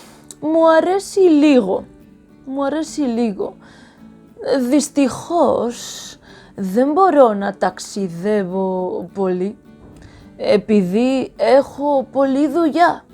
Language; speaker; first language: Greek; non-native, learner; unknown